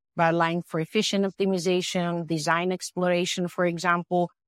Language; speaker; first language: English; non-native, fluent; Greek